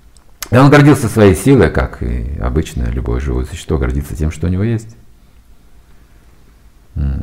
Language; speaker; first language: Russian; native; Russian